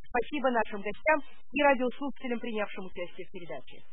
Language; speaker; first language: Russian; native; Russian